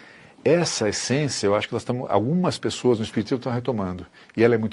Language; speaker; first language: Portuguese; native; Portuguese